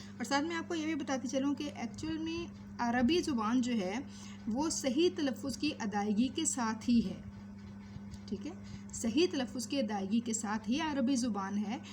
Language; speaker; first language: Urdu; native; Urdu